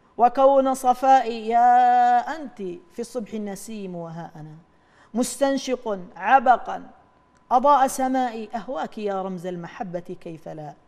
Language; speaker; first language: Arabic; native; Arabic